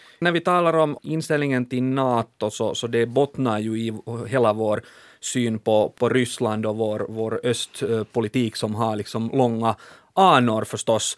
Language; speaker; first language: Swedish; native; Swedish